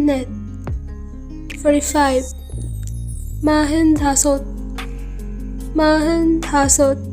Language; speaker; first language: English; non-native, local second language; Hindi